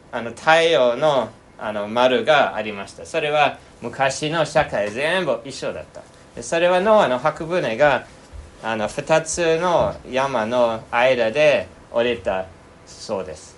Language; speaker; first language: Japanese; non-native, fluent; English